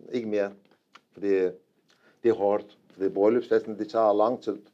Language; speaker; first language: Danish; non-native, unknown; Turkish